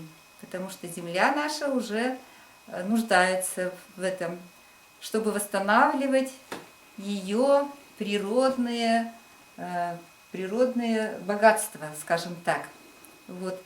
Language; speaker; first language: Russian; native; Russian